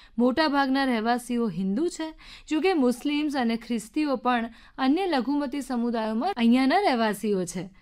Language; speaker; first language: Gujarati; native; Gujarati